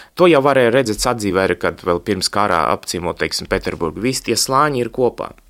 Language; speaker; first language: Latvian; non-native, local second language; Russian